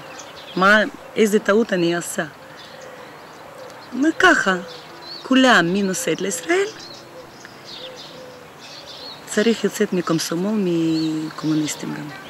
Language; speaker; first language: Hebrew; non-native, learner; Russian